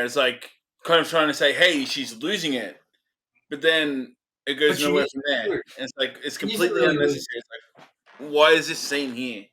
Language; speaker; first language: English; native; English